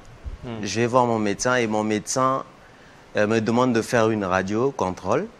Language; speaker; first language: French; non-native, local second language; Lingala